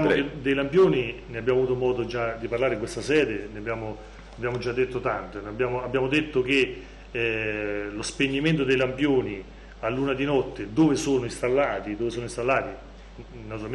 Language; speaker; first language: Italian; native; Italian